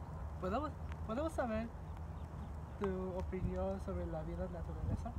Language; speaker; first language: Spanish; non-native, learner; English